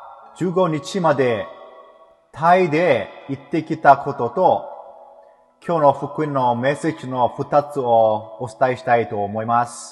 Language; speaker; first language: Japanese; non-native, fluent; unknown